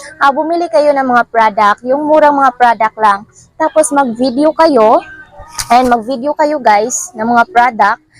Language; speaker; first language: Filipino; native; Filipino